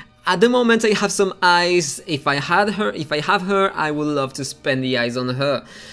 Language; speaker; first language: English; non-native, fluent; French